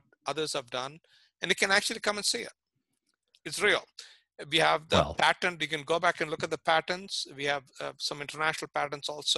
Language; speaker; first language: English; non-native, local second language; Tamil